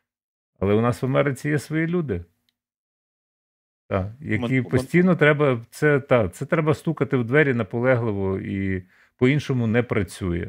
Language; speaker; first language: Ukrainian; native; Ukrainian